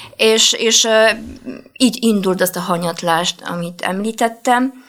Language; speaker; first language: Hungarian; non-native, fluent; Polish